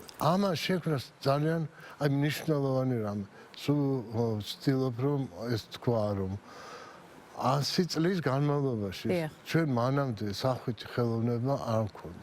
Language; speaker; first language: Georgian; native; Georgian